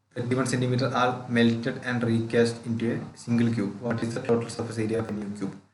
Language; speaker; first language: English; non-native, local second language; Malayalam